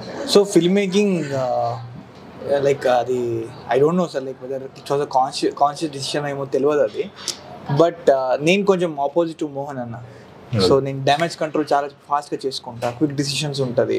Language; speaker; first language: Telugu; native; Telugu